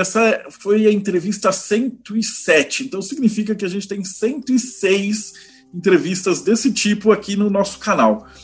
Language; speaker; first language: Portuguese; native; Portuguese